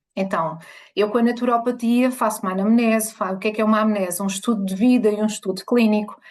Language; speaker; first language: Portuguese; early bilingual, other home language; Spanish